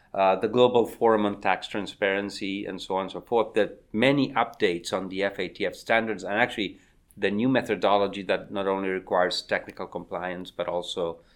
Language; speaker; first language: English; non-native, fluent; Spanish